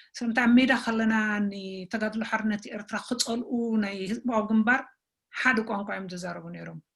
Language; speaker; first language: Tigrinya; native; Tigrinya